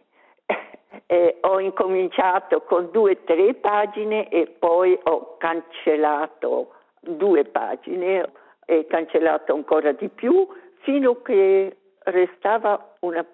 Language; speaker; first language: Italian; non-native, local second language; Romansh